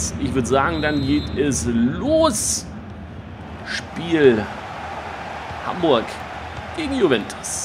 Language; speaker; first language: German; native; German